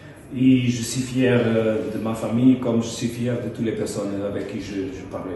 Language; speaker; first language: French; non-native, fluent; Portuguese